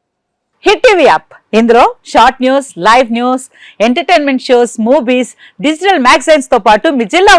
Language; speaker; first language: Telugu; native; Telugu